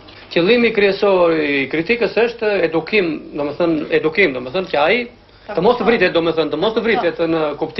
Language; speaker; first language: Albanian; native; Albanian